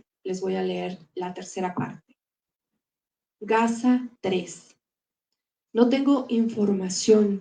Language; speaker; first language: Spanish; native; Spanish